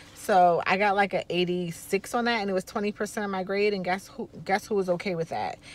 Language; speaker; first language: English; native; English